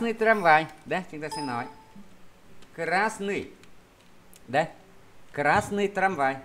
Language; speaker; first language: Russian; non-native, fluent; Vietnamese